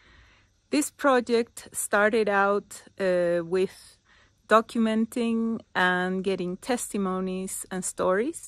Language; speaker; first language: English; non-native, fluent; Spanish